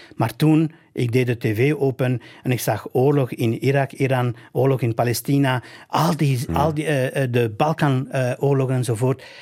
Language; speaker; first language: Dutch; non-native, fluent; Albanian